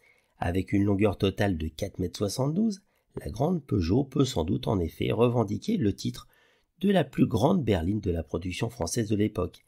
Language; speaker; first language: French; native; French